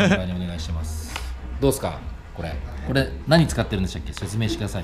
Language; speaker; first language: Japanese; native; Japanese